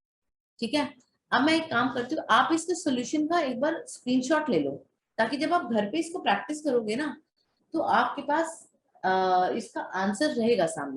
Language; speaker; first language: Hindi; native; Hindi